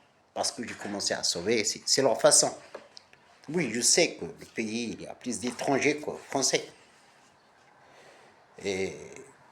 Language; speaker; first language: French; non-native, local second language; Arabic